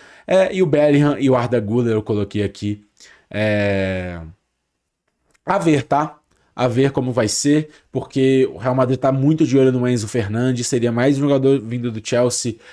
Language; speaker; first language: Portuguese; native; Portuguese